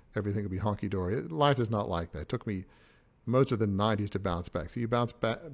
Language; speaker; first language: English; native; English